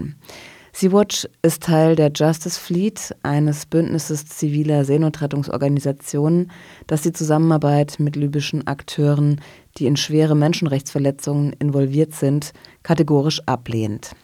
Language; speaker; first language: German; native; German